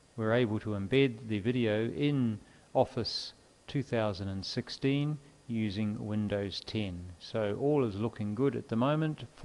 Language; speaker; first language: English; native; English